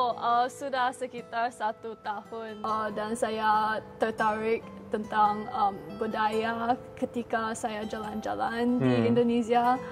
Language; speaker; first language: Indonesian; non-native, learner; Chinese